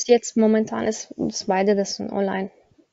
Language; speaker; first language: German; non-native, learner; Arabic